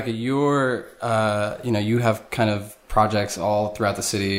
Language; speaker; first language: English; native; English